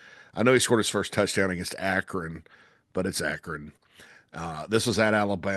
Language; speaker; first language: English; native; English